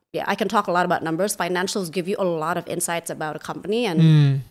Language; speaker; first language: Indonesian; native; Indonesian